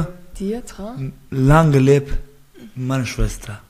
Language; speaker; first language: German; non-native, learner; Persian